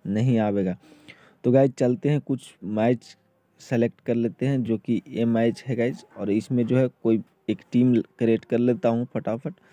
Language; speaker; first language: Hindi; native; Hindi